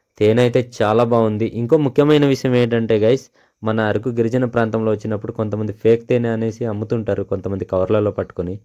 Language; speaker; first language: Telugu; non-native, local second language; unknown